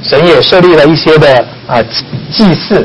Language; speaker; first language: Chinese; native; Chinese